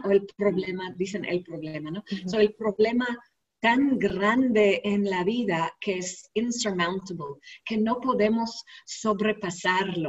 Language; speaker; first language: Spanish; non-native, learner; English